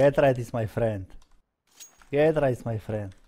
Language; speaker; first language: English; non-native, learner; Polish